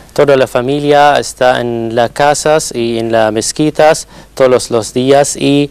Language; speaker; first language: Spanish; non-native, learner; Arabic